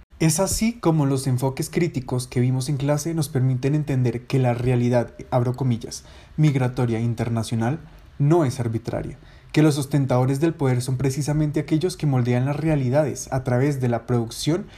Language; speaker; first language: Spanish; native; Spanish